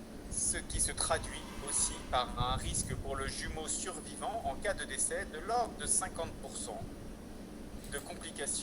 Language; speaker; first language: French; native; French